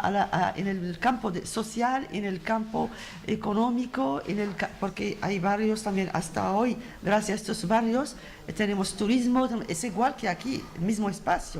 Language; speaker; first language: Spanish; non-native, fluent; Arabic